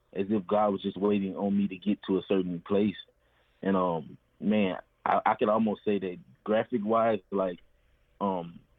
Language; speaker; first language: English; native; English